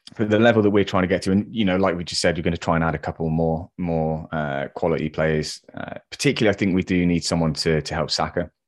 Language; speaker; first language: English; native; English